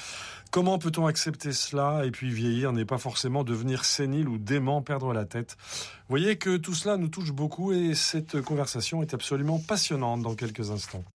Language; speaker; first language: French; native; French